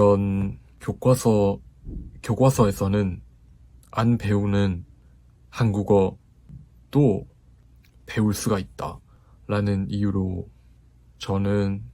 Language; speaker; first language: Korean; non-native, fluent; Japanese